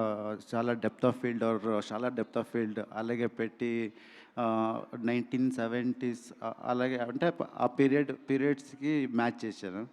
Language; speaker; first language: Telugu; non-native, learner; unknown